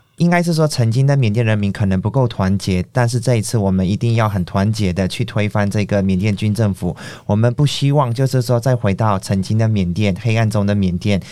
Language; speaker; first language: Chinese; non-native, fluent; Burmese